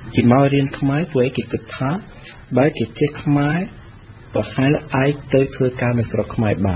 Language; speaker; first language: Khmer; early bilingual, heritage; French